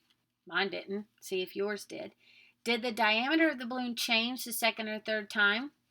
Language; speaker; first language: English; native; English